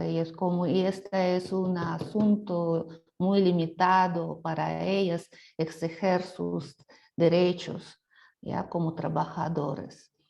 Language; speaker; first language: Spanish; non-native, fluent; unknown